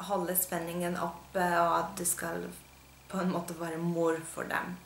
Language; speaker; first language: Norwegian; non-native, fluent; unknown